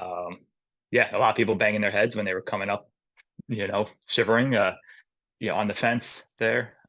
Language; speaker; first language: English; native; English